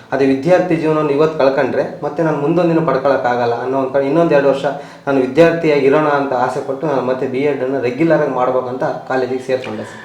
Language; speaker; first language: Kannada; native; Kannada